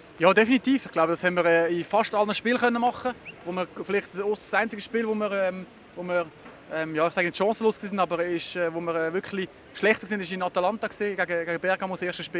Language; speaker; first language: German; native; German